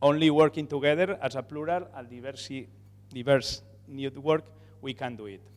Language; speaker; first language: English; non-native, fluent; Catalan